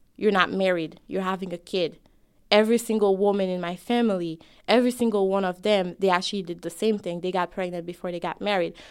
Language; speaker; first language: English; non-native, fluent; Haitian Creole